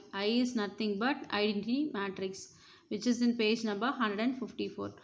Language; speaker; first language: English; non-native, local second language; Tamil